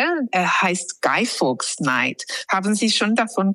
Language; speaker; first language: German; non-native, fluent; English